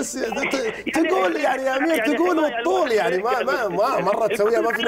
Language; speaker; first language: Arabic; native; Arabic